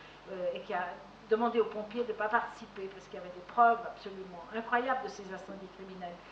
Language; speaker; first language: French; native; French